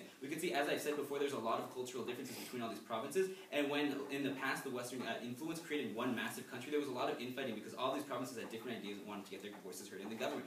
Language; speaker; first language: English; native; English